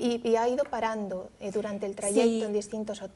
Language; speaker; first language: Spanish; native; Spanish